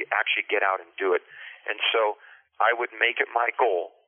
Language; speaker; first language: English; early bilingual, other home language; Spanish